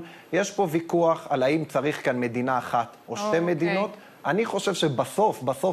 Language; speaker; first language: Hebrew; native; Hebrew